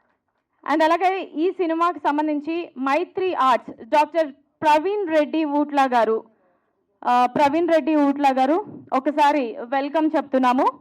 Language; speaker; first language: Telugu; native; Telugu